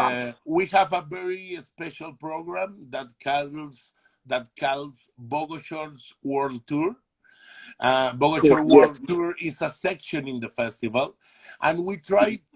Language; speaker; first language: English; non-native, learner; Spanish